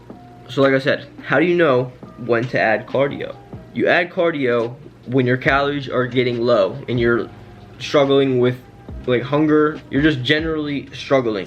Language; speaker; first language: English; native; English